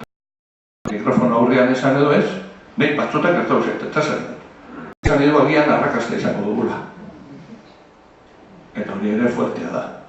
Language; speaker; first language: Basque; native; Basque